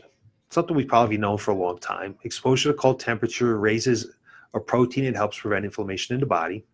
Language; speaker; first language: English; native; English